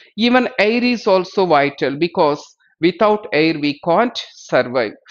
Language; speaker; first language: English; non-native, local second language; Telugu